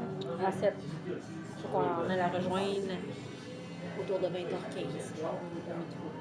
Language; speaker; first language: French; native; French